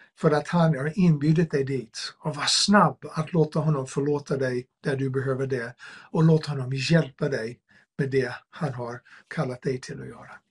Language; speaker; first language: Swedish; non-native, fluent; English